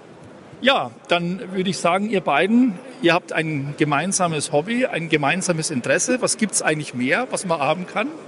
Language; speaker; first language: German; native; German